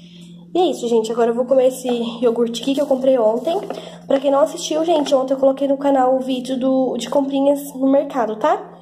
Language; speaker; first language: Portuguese; native; Portuguese